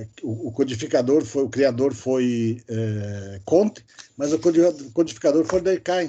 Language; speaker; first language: Portuguese; native; Portuguese